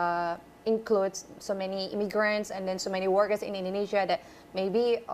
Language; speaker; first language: English; non-native, fluent; Indonesian